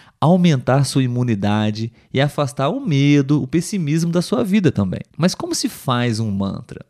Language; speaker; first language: Portuguese; native; Portuguese